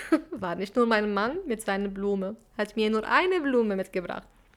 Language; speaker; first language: German; non-native, fluent; Arabic